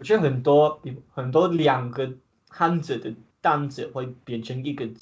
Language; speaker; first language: Chinese; non-native, learner; English